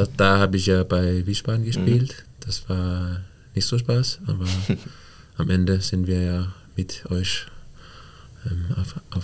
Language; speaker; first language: German; non-native, fluent; Danish